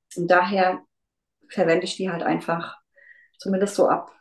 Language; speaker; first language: German; native; German